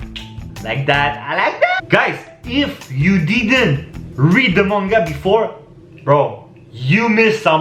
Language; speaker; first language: English; non-native, fluent; French